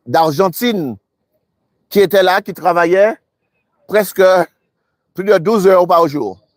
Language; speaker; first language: French; native; French